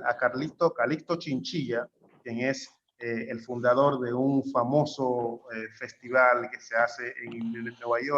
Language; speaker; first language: Spanish; native; Spanish